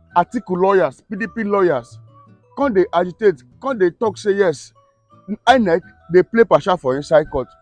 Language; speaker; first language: Nigerian Pidgin; native; Nigerian Pidgin